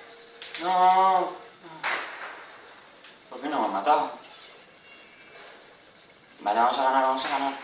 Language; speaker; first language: Spanish; native; Spanish